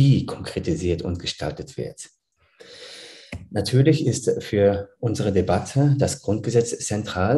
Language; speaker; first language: German; early bilingual, other home language; Turkish